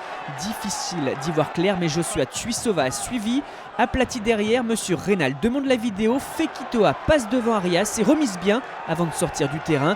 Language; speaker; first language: French; native; French